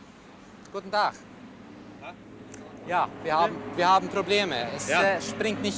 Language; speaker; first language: German; non-native, learner; Swedish